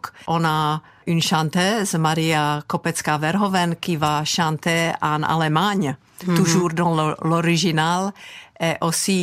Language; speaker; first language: French; non-native, fluent; Czech